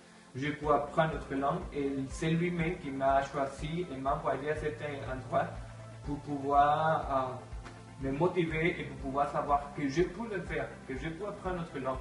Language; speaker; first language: French; non-native, learner; Spanish